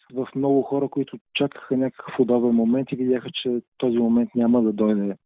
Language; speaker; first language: Bulgarian; native; Bulgarian